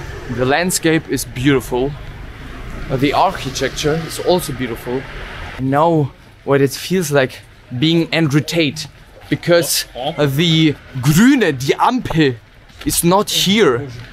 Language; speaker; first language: English; non-native, fluent; German